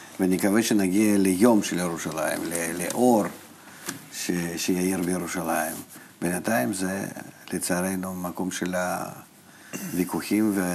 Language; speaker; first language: Hebrew; non-native, fluent; Russian